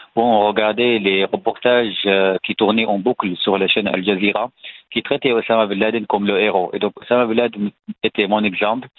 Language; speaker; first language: French; non-native, fluent; Arabic